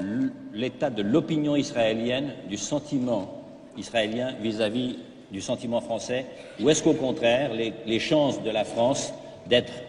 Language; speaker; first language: French; native; French